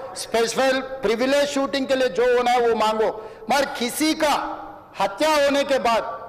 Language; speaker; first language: Hindi; non-native, local second language; Telugu